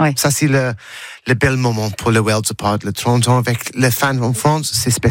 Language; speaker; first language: French; non-native, learner; English